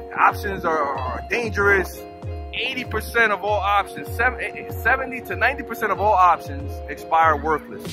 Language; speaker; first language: English; native; English